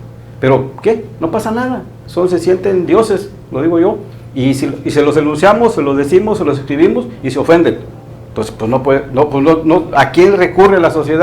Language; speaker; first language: Spanish; native; Spanish